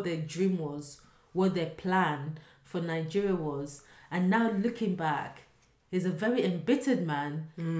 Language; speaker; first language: English; non-native, local second language; Yoruba